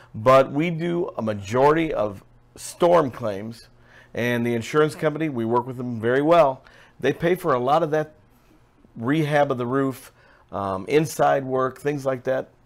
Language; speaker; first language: English; native; English